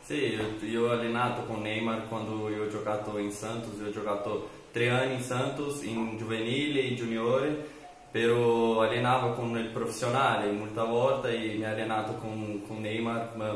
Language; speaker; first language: Italian; non-native, learner; Portuguese